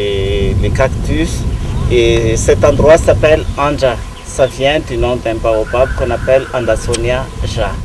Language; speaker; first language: French; non-native, local second language; Malagasy